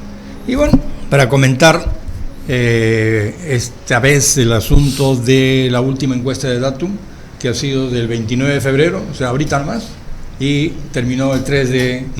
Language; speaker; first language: Spanish; native; Spanish